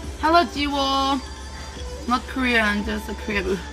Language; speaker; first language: English; non-native, learner; Korean